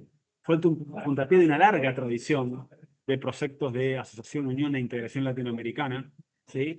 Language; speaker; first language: Spanish; native; Spanish